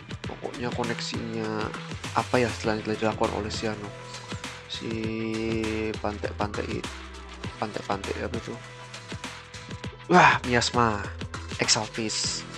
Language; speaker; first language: Indonesian; native; Indonesian